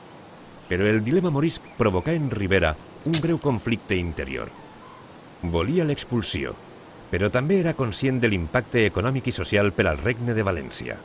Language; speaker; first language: Catalan; native; Catalan